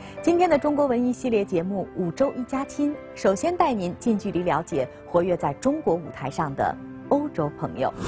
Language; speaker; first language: Chinese; native; Chinese